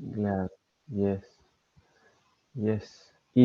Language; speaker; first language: English; non-native, learner; Spanish